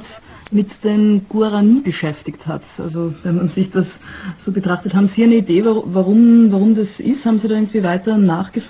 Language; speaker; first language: German; native; German